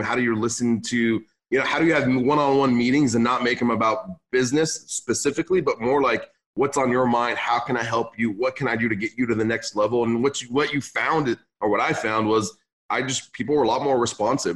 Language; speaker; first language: English; early bilingual, other home language; Arabic